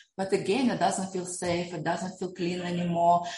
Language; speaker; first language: English; non-native, fluent; Russian